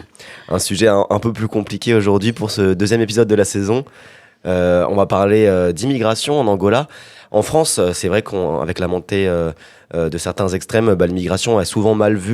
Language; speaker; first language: French; native; French